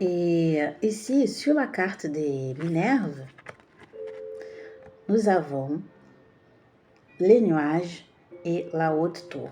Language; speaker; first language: French; non-native, fluent; Portuguese